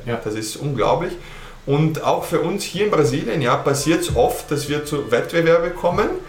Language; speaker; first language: German; early bilingual, heritage; German